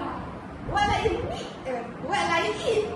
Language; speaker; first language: English; non-native, learner; Malay